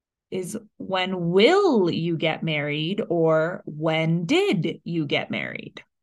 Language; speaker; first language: English; native; English